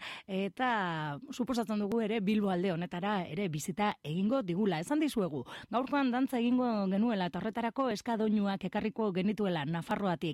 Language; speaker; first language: Basque; native; Basque